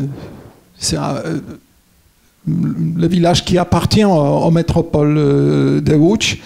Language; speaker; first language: French; non-native, fluent; Polish